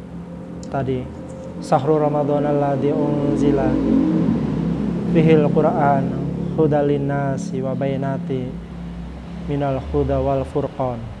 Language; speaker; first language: Indonesian; native; Indonesian